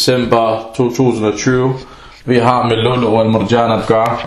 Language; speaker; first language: Danish; non-native, fluent; Arabic